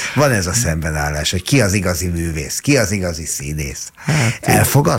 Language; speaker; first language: Hungarian; native; Hungarian